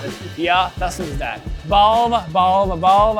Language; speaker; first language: Latvian; native; Latvian